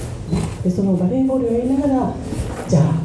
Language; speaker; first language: Japanese; native; Japanese